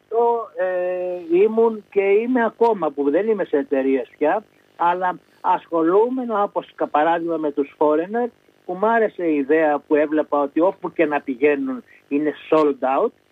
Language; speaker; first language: Greek; native; Greek